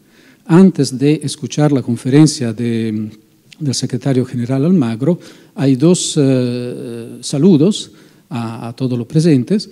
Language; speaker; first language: Spanish; non-native, fluent; Italian